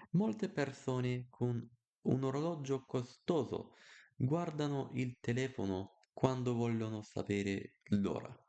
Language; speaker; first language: Italian; non-native, learner; Bulgarian